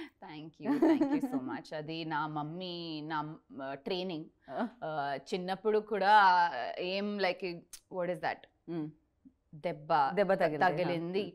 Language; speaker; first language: Telugu; non-native, learner; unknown